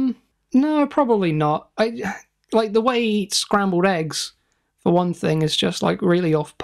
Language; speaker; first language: English; native; English